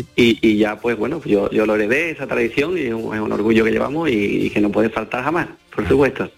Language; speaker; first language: Spanish; native; Spanish